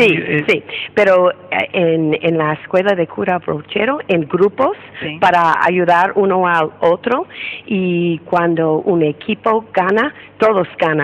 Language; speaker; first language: Spanish; non-native, fluent; English